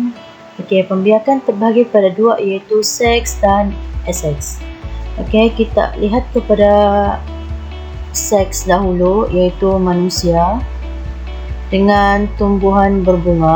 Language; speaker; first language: Malay; native; Malay